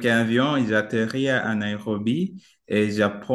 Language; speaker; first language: French; non-native, learner; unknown